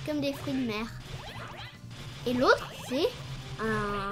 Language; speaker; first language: French; non-native, learner; Japanese